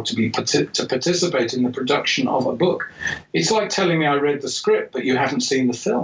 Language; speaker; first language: English; native; English